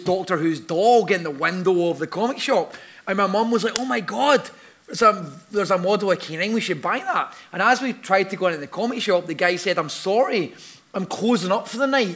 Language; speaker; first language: English; native; English